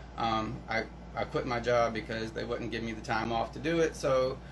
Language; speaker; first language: English; native; English